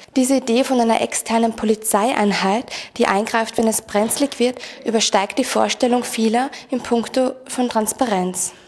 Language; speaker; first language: German; native; German